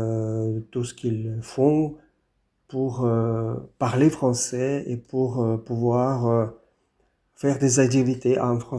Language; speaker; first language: French; non-native, fluent; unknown